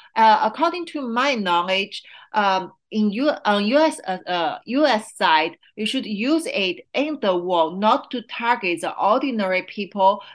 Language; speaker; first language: English; non-native, fluent; Chinese